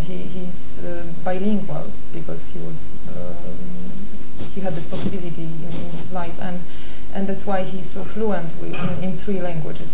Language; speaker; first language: English; non-native, fluent; Polish